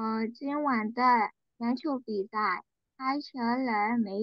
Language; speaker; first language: Chinese; non-native, learner; Thai